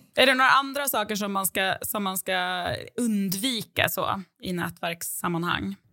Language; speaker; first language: Swedish; native; Swedish